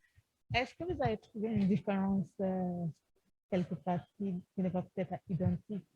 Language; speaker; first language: French; non-native, fluent; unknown